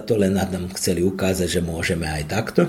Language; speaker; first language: Slovak; native; Slovak